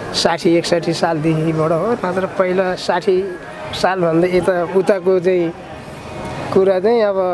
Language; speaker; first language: Nepali; non-native, local second language; Eastern Tamang